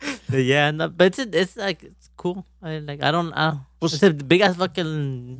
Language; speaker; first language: English; early bilingual, other home language; Spanish